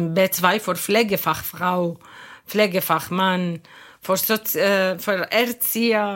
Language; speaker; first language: German; non-native, fluent; Arabic